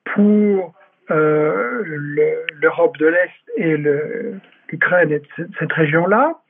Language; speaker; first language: French; native; French